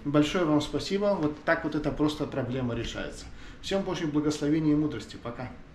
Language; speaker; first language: Russian; non-native, local second language; Ukrainian